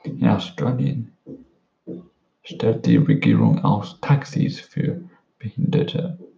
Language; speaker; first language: German; non-native, learner; English